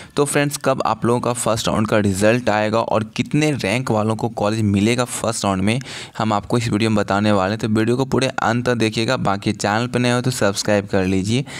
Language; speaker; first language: Hindi; native; Hindi